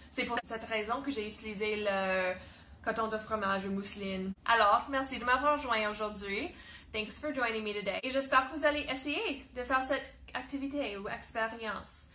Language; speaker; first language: French; non-native, fluent; English